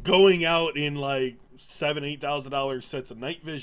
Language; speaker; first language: English; native; English